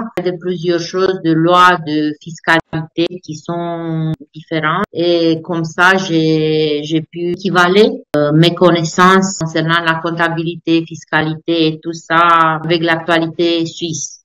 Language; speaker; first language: French; non-native, fluent; Romanian